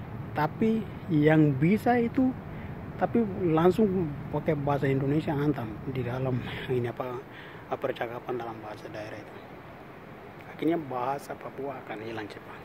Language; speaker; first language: Indonesian; non-native, local second language; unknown